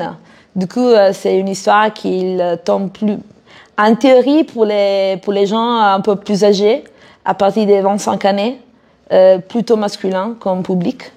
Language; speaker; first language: French; non-native, fluent; Italian